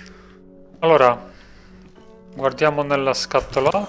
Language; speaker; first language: Italian; non-native, fluent; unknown